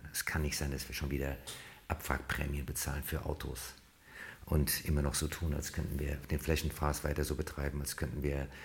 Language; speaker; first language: German; native; German